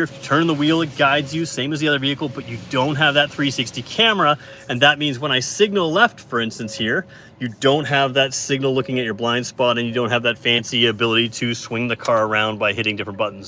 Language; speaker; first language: English; native; English